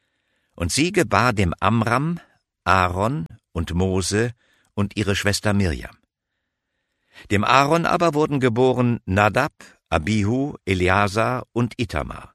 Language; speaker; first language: German; native; German